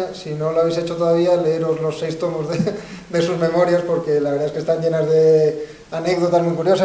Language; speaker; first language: Spanish; native; Spanish